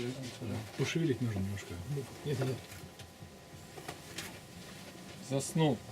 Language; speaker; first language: Russian; native; Russian